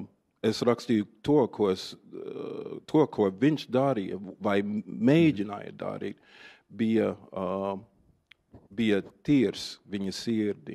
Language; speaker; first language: Latvian; non-native, fluent; English